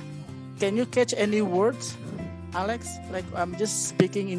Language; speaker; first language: English; non-native, fluent; Indonesian